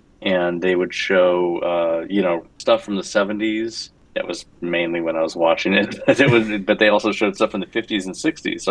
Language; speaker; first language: English; native; English